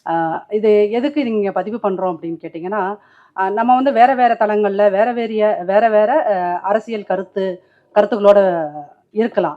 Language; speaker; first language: Tamil; native; Tamil